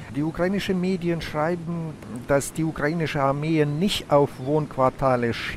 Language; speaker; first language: German; non-native, fluent; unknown